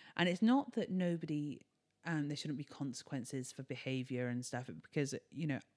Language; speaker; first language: English; native; English